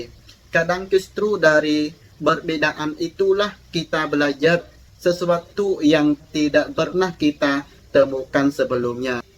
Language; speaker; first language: Indonesian; non-native, fluent; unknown